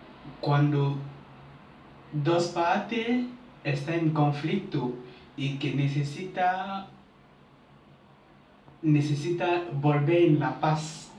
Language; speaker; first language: Spanish; non-native, learner; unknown